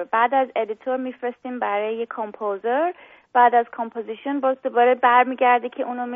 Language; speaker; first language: Persian; early bilingual, heritage; English